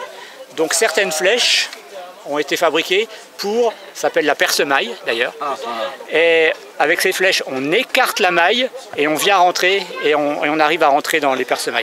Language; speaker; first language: French; native; French